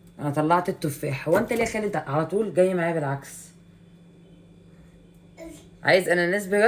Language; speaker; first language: Arabic; native; Arabic